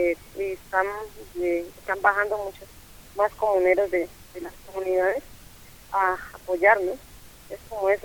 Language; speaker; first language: Spanish; native; Spanish